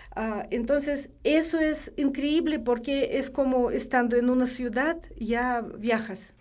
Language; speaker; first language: Spanish; non-native, fluent; Russian